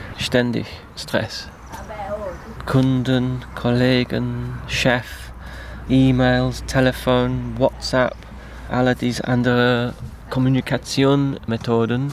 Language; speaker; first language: German; non-native, learner; English